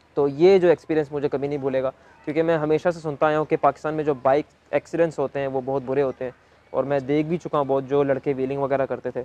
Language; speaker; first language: Urdu; native; Urdu